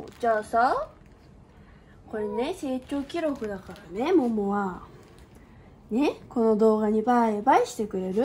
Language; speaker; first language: Japanese; native; Japanese